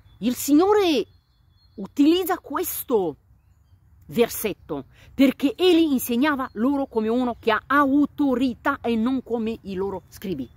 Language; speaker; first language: Italian; non-native, fluent; Romanian